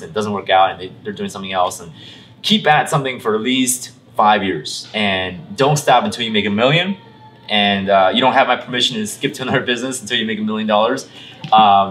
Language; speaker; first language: English; native; English